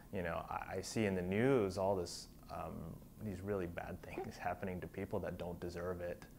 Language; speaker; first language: English; native; English